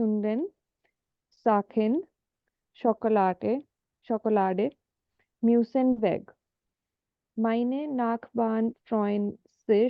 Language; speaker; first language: German; non-native, learner; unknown